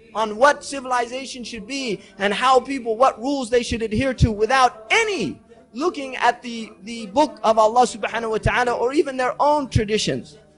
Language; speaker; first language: English; native; English